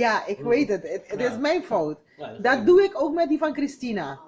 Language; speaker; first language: Dutch; non-native, learner; Spanish